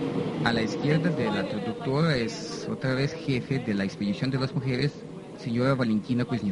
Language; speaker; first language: Spanish; non-native, fluent; Russian